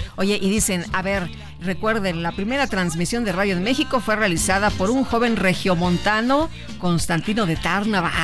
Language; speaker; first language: Spanish; native; Spanish